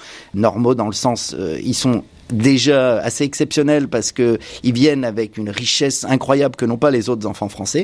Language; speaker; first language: French; native; French